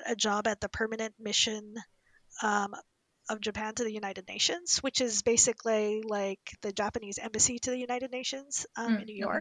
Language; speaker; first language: English; native; English